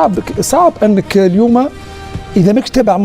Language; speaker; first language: Arabic; native; Arabic